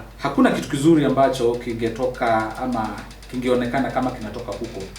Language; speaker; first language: Swahili; non-native, local second language; Kamba